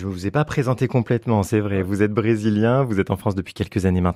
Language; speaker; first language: French; native; French